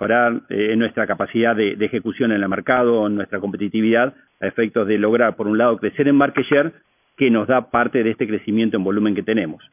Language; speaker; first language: Spanish; native; Spanish